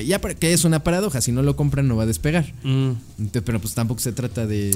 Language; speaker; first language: Spanish; native; Spanish